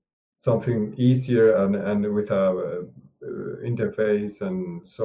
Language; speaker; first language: English; non-native, learner; Spanish